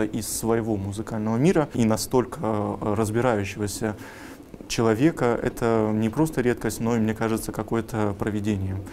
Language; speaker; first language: Russian; native; Russian